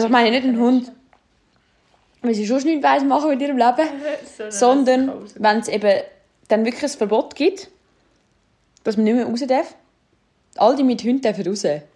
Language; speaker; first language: German; native; German